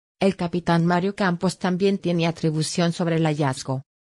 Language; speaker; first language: Spanish; native; Spanish